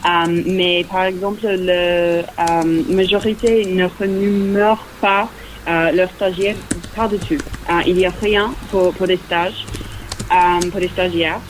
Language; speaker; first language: French; non-native, fluent; English